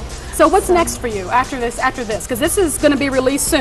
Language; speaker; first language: English; native; English